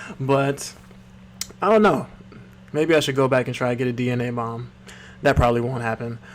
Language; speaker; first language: English; native; English